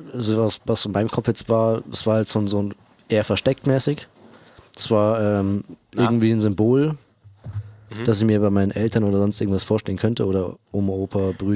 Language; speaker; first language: German; native; German